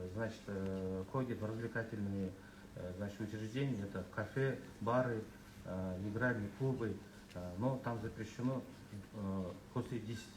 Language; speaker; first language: Russian; non-native, local second language; Kazakh